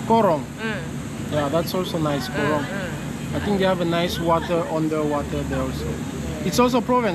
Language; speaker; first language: English; non-native, learner; French